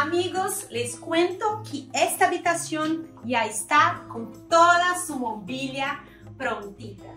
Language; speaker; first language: Spanish; non-native, learner; Portuguese